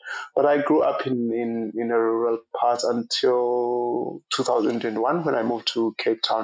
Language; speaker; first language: English; non-native, local second language; Xhosa